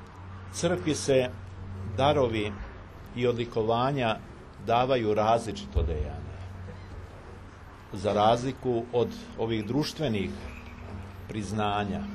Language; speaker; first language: Serbian; native; Serbian